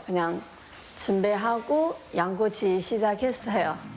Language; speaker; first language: Korean; non-native, learner; Chinese